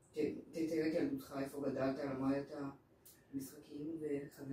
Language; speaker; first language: Hebrew; native; Hebrew